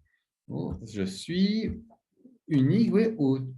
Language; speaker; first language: French; non-native, fluent; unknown